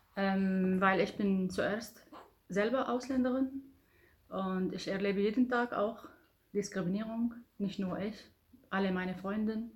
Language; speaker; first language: German; non-native, learner; Arabic